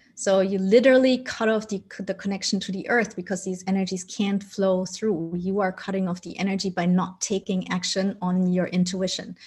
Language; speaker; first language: English; non-native, fluent; German